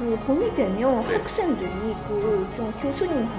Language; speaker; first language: Korean; non-native, fluent; Japanese